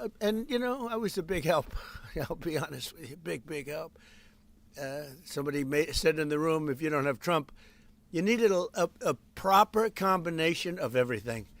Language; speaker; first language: English; native; English